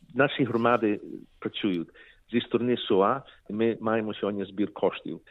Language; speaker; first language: Ukrainian; early bilingual, heritage; Ukrainian